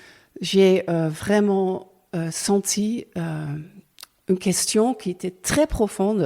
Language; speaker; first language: French; non-native, learner; Dutch